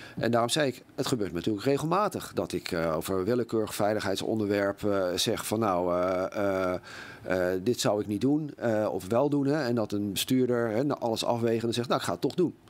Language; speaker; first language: Dutch; native; Dutch